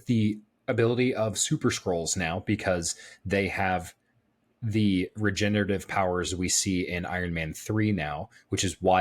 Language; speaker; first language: English; native; English